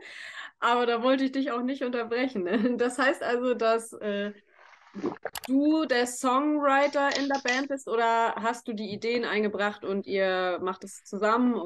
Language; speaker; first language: German; native; German